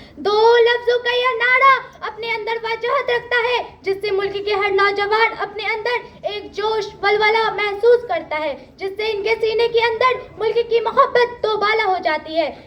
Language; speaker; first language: Urdu; native; Urdu